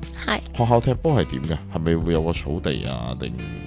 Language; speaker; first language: Cantonese; native; Cantonese